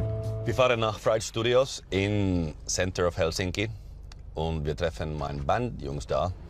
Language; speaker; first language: German; non-native, learner; Finnish